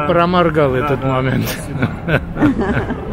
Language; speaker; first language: Russian; non-native, fluent; Armenian